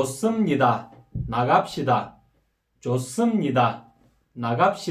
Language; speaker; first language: Korean; non-native, fluent; Kyrgyz